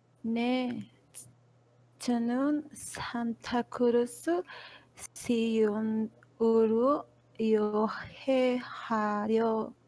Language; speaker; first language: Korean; non-native, learner; Spanish